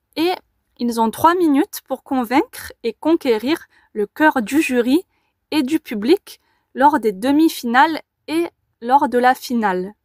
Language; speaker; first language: French; native; French